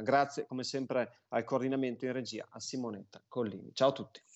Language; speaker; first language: Italian; native; Italian